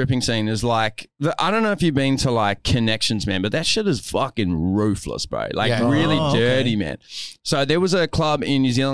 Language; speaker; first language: English; native; English